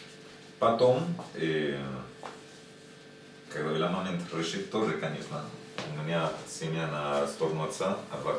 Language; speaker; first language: Russian; non-native, learner; Spanish